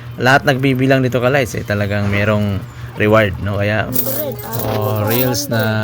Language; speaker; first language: Filipino; non-native, local second language; Cebuano